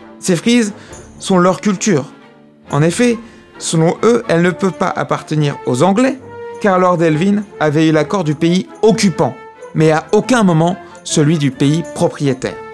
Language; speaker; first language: French; native; French